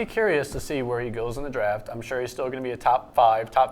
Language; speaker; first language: English; native; English